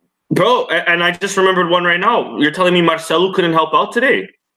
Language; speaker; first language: English; early bilingual, other home language; Portuguese